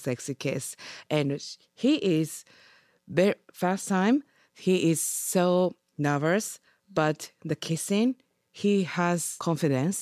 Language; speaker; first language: English; non-native, learner; Japanese